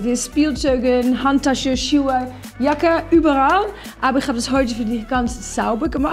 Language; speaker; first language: German; non-native, fluent; Dutch